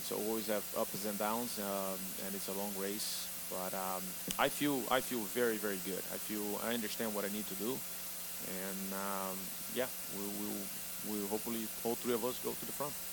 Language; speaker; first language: English; non-native, fluent; Portuguese